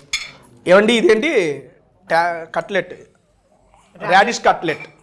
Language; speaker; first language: Telugu; native; Telugu